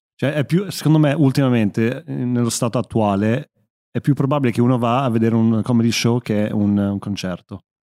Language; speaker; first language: Italian; early bilingual, other home language; English